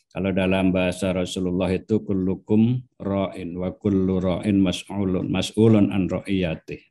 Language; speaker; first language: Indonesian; non-native, local second language; Javanese